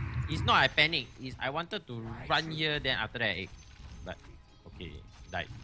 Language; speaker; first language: English; non-native, local second language; Chinese